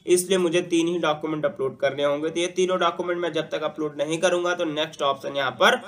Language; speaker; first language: Hindi; native; Hindi